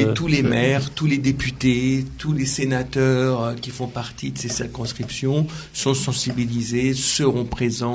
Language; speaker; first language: French; native; French